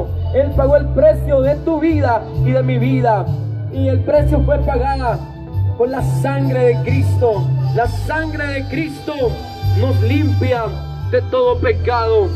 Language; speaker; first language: Spanish; native; Spanish